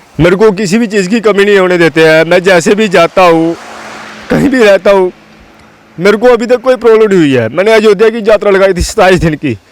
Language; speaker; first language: Hindi; non-native, local second language; Dogri